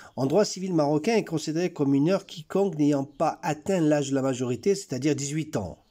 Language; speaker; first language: French; non-native, local second language; Arabic